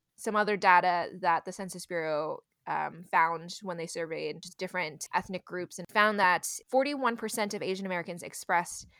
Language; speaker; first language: English; native; English